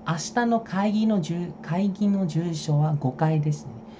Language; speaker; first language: Japanese; non-native, fluent; Indonesian